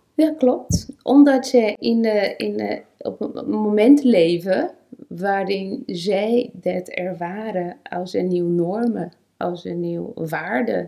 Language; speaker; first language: Dutch; non-native, fluent; Portuguese